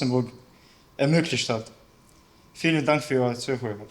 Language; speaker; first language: German; early bilingual, other home language; Bosnian